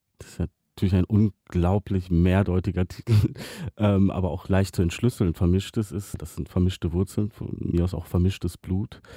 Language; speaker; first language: German; native; German